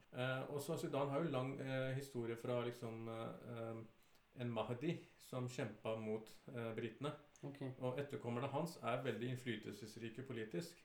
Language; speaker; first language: Norwegian; early bilingual, other home language; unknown